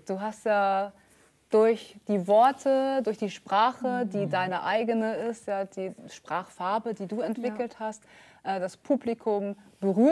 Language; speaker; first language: German; native; German